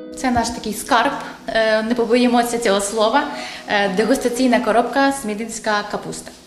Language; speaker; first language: Ukrainian; native; Ukrainian